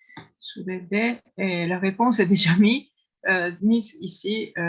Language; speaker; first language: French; non-native, fluent; Japanese